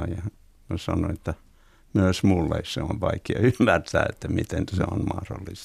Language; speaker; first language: Finnish; non-native, fluent; English